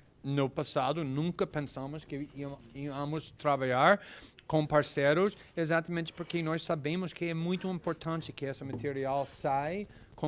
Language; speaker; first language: Portuguese; non-native, fluent; English